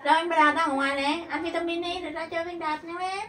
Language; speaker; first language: Vietnamese; native; Vietnamese